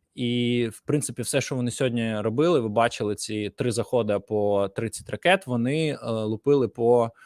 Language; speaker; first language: Ukrainian; native; Ukrainian